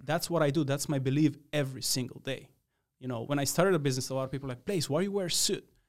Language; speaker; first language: English; non-native, fluent; Macedonian